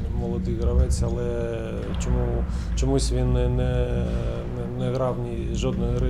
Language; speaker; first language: Ukrainian; non-native, local second language; Russian